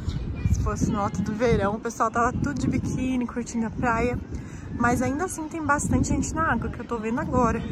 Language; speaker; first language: Portuguese; native; Portuguese